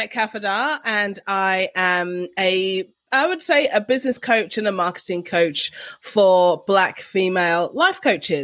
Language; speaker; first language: English; native; English